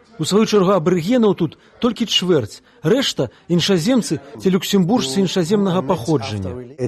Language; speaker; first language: Belarusian; native; Belarusian